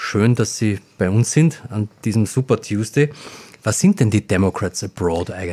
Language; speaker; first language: German; native; German